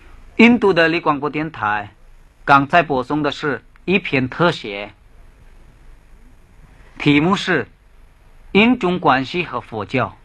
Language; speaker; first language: Chinese; non-native, fluent; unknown